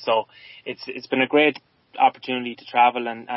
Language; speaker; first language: English; native; English